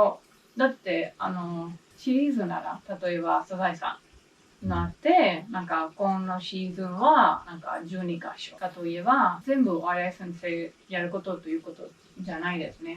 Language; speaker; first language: Japanese; non-native, learner; English